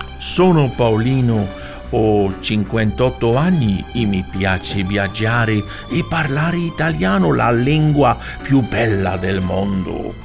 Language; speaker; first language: Italian; non-native, learner; Dutch